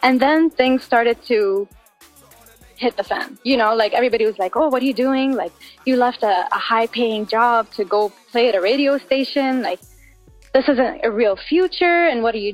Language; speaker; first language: English; non-native, fluent; Arabic